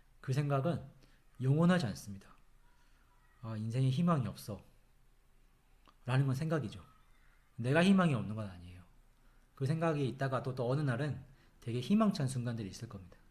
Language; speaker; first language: Korean; native; Korean